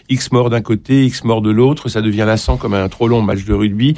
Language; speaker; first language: French; native; French